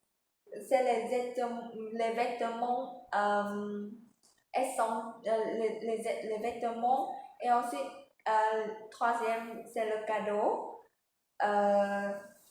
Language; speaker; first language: French; non-native, learner; Vietnamese